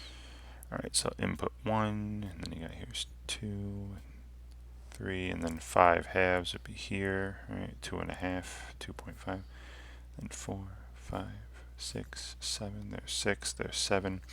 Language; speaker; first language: English; native; English